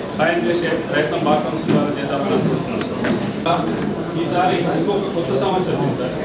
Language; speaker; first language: Telugu; native; Telugu